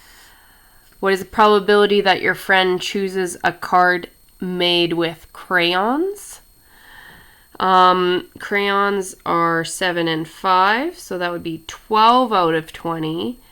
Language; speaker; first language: English; native; English